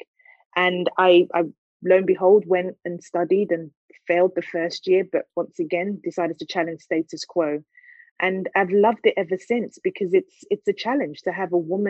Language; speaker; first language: English; native; English